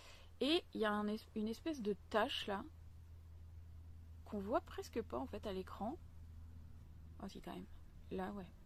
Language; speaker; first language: French; native; French